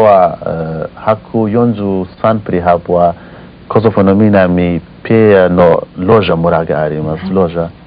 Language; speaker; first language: Japanese; non-native, learner; Kurdish